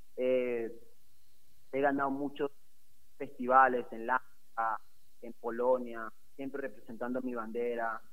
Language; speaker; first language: Spanish; native; Spanish